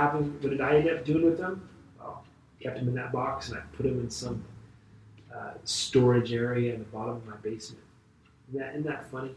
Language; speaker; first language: English; native; English